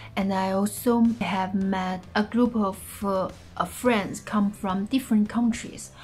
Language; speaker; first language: English; non-native, fluent; Chinese